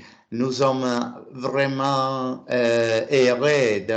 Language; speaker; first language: French; non-native, learner; Italian